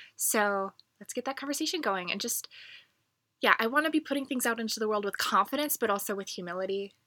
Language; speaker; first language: English; native; English